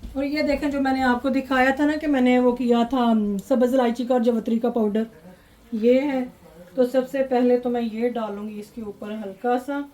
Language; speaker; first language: Urdu; non-native, local second language; Punjabi